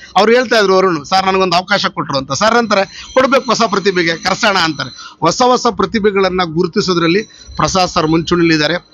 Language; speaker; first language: Kannada; native; Kannada